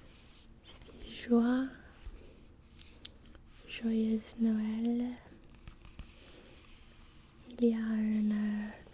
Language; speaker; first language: French; non-native, learner; English